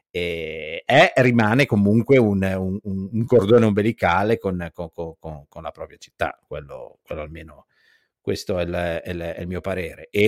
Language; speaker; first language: Italian; native; Italian